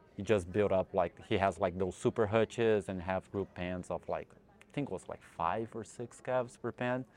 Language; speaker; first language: English; non-native, fluent; Portuguese